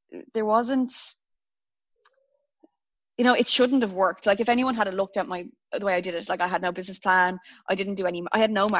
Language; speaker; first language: English; native; English